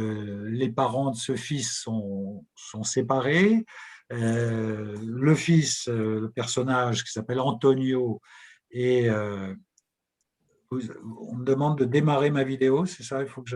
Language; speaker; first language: French; native; French